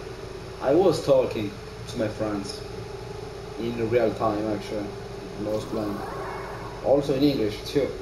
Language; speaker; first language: English; non-native, learner; Italian